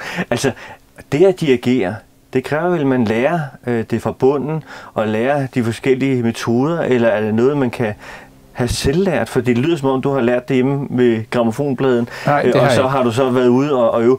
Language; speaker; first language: Danish; native; Danish